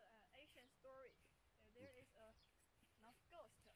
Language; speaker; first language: English; non-native, learner; Chinese